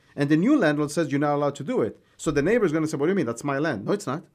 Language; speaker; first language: English; non-native, fluent; Hebrew